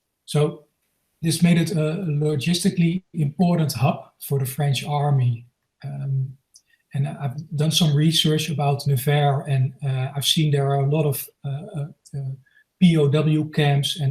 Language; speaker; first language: English; non-native, fluent; Dutch